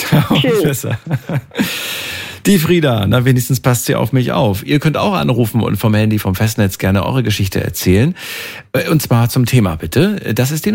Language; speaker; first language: German; native; German